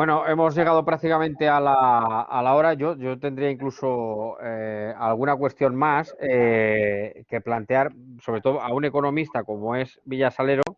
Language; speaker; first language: Spanish; native; Spanish